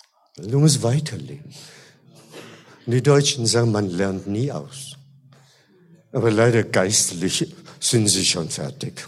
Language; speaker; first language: German; non-native, fluent; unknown